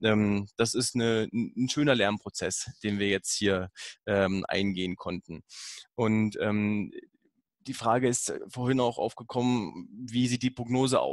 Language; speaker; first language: German; native; German